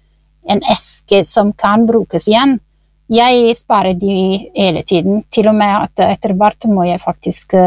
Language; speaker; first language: Norwegian; non-native, fluent; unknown